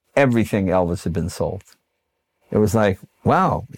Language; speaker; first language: English; native; English